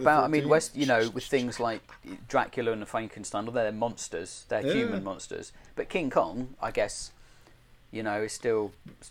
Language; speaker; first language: English; native; English